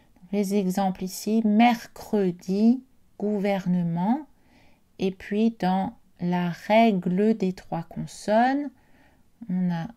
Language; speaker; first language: French; native; French